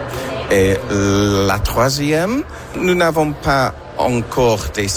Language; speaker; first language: French; non-native, learner; English